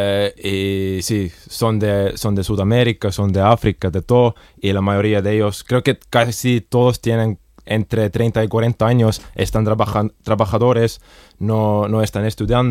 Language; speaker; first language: Spanish; non-native, fluent; Estonian